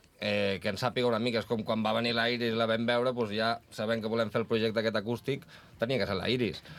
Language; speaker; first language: Catalan; non-native, local second language; Spanish